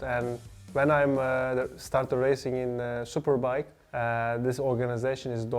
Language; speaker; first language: English; non-native, learner; Turkish